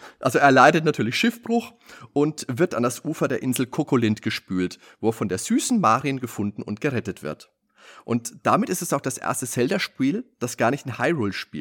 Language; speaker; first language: German; native; German